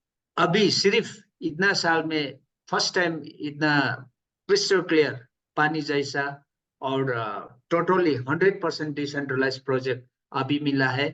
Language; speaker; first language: Hindi; non-native, local second language; Nepali